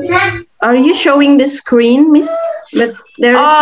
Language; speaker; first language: English; non-native, fluent; Indonesian